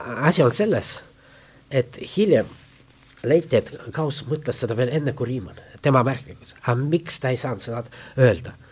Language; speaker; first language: Estonian; non-native, local second language; Russian